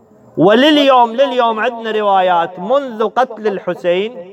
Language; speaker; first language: Arabic; native; Arabic